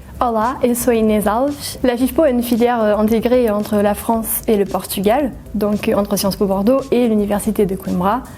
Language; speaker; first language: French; non-native, fluent; Portuguese